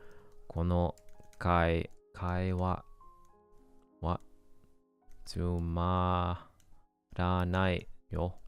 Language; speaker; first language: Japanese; non-native, learner; English